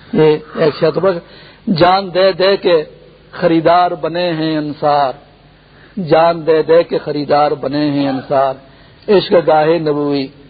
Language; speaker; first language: Urdu; non-native, local second language; Pashto